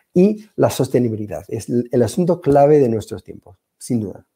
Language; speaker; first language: Spanish; non-native, fluent; English